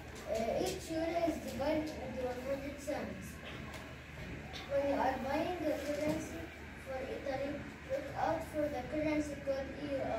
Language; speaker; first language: English; non-native, learner; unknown